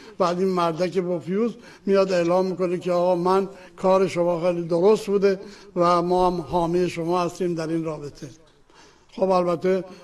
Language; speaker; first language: Persian; native; Persian